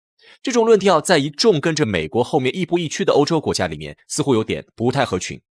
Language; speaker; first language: Chinese; native; Chinese